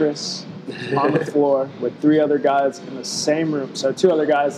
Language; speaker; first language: English; native; English